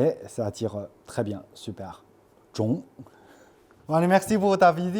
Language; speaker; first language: French; non-native, fluent; Chinese